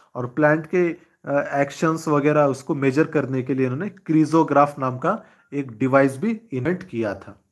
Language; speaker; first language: Hindi; non-native, local second language; Marathi